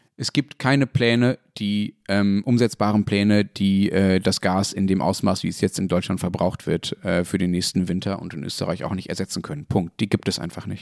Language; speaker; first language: German; native; German